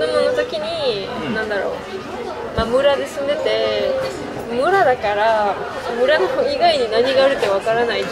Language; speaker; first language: Japanese; non-native, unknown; French